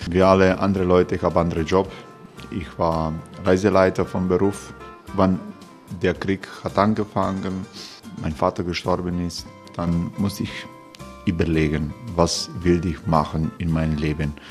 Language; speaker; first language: German; non-native, learner; Croatian